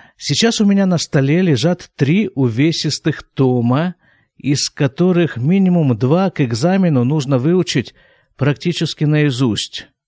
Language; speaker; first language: Russian; native; Russian